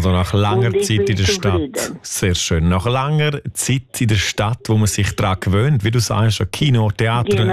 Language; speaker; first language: German; native; German